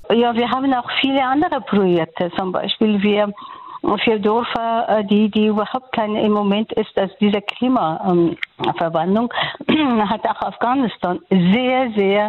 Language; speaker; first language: German; non-native, fluent; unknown